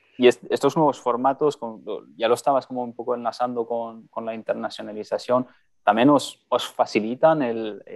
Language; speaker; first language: Spanish; non-native, fluent; French